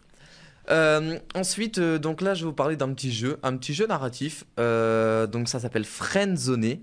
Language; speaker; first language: French; native; French